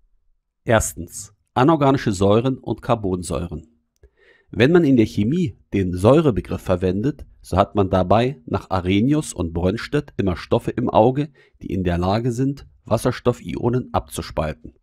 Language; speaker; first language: German; native; German